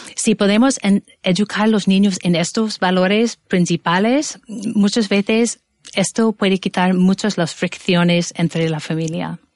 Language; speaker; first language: Spanish; non-native, fluent; English